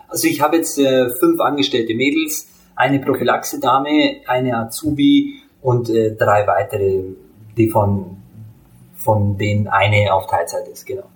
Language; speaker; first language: German; early bilingual, other home language; Hungarian